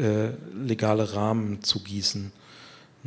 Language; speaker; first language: German; native; German